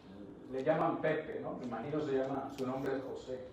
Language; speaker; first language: Spanish; native; Spanish